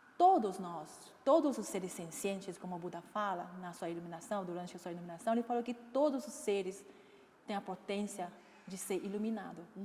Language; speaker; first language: Portuguese; non-native, fluent; Chinese